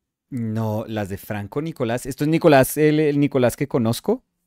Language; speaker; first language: Spanish; native; Spanish